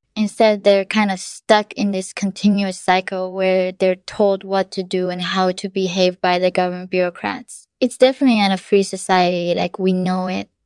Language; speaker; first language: English; non-native, fluent; Korean